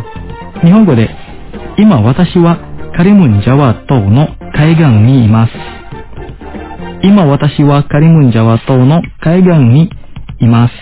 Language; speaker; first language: Japanese; non-native, fluent; Indonesian